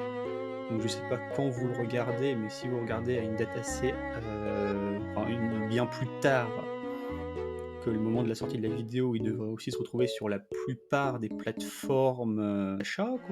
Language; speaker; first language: French; native; French